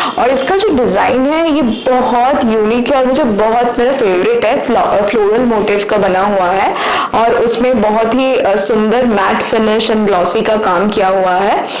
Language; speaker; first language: Hindi; non-native, local second language; Bangla